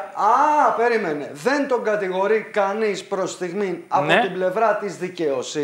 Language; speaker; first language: Greek; native; Greek